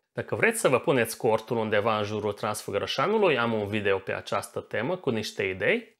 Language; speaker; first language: Romanian; non-native, local second language; Hungarian